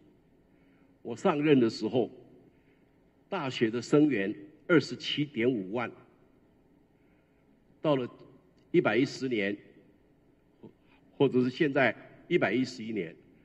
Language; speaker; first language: Chinese; native; Chinese